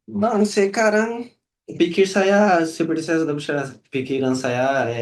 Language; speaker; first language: Indonesian; non-native, learner; Portuguese